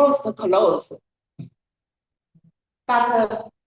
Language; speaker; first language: English; non-native, learner; Chinese